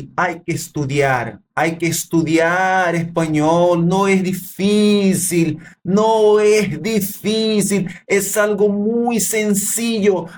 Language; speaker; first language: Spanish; non-native, learner; Portuguese